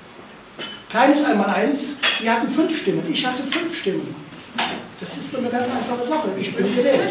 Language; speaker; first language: German; native; German